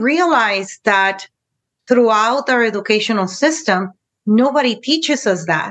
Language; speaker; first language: English; native; English